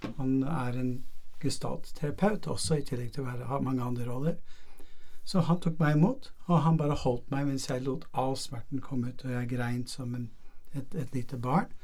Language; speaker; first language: Norwegian; non-native, fluent; English